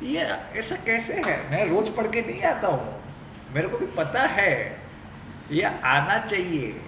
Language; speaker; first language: Hindi; non-native, local second language; Gujarati